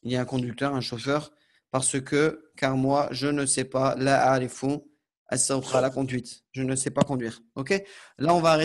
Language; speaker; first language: French; native; French